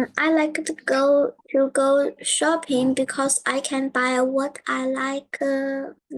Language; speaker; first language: English; non-native, learner; Chinese